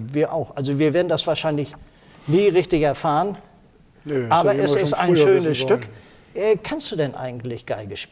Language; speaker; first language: German; native; German